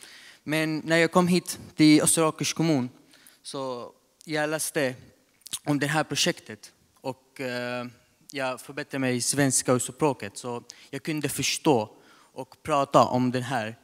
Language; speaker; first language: Swedish; non-native, learner; Arabic